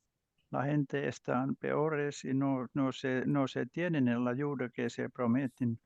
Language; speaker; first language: Spanish; non-native, learner; Finnish